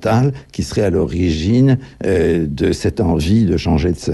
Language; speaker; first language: French; native; French